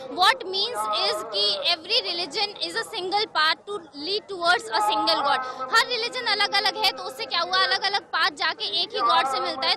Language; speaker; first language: Hindi; native; Hindi